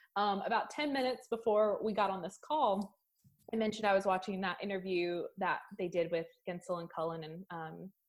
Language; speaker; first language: English; native; English